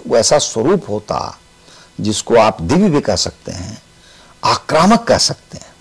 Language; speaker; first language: Hindi; native; Hindi